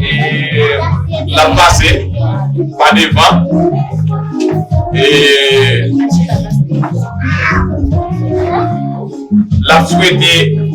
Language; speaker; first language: French; non-native, learner; Haitian Creole